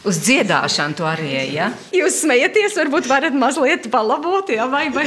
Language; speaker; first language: Latvian; native; Latvian